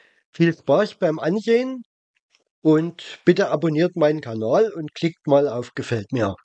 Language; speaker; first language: German; native; German